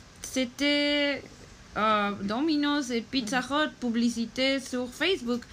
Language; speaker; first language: French; non-native, learner; Spanish